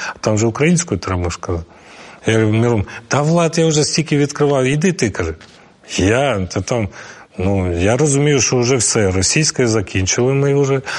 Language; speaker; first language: Ukrainian; non-native, local second language; Russian